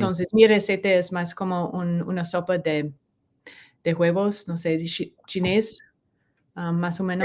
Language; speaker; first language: Spanish; non-native, learner; English